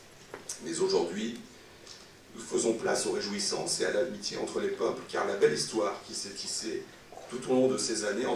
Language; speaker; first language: French; native; French